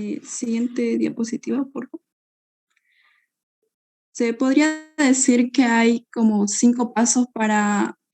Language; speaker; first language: Spanish; native; Spanish